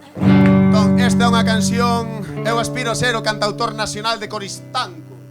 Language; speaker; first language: Galician; native; Galician